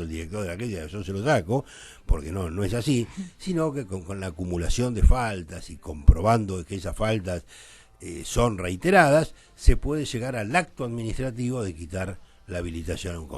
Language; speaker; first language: Spanish; native; Spanish